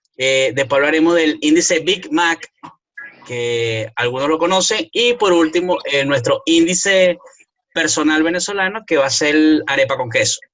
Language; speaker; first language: Spanish; native; Spanish